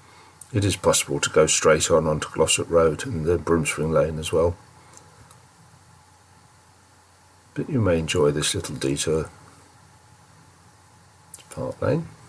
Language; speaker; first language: English; native; English